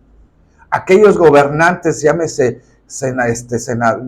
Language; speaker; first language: Spanish; native; Spanish